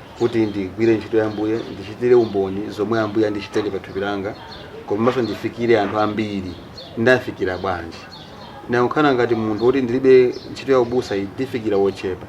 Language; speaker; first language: Nyanja; non-native, local second language; Tumbuka